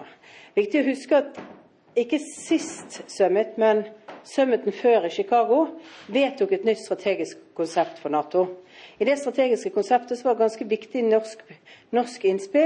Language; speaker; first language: Norwegian; native; Norwegian